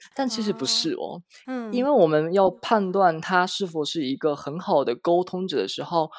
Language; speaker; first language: Chinese; non-native, fluent; Japanese